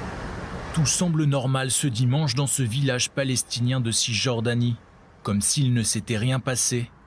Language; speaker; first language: French; native; French